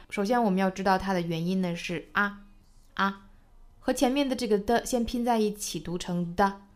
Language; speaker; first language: Chinese; native; Chinese